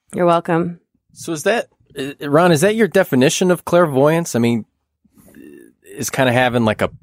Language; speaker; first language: English; native; English